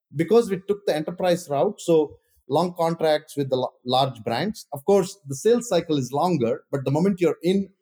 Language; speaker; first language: English; non-native, local second language; Kannada